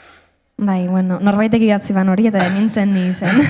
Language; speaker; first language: Basque; native; Basque